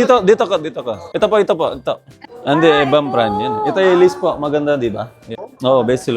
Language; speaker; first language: Filipino; non-native, fluent; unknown